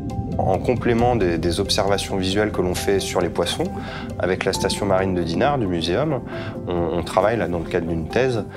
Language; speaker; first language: French; native; French